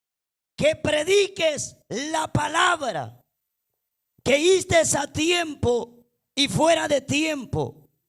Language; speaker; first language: Spanish; native; Spanish